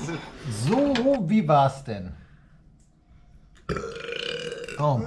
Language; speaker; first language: German; native; German